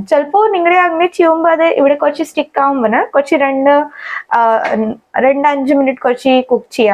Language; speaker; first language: Malayalam; non-native, learner; Hindi